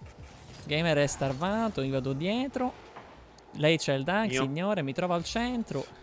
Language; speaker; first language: Italian; native; Italian